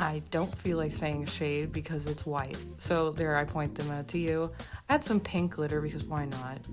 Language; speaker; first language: English; native; English